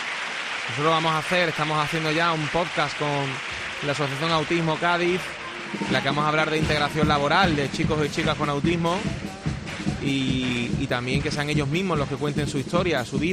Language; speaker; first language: Spanish; native; Spanish